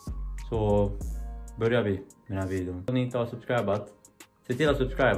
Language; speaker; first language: Swedish; early bilingual, other home language; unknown